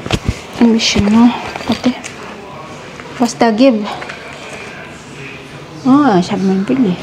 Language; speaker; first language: German; non-native, learner; Filipino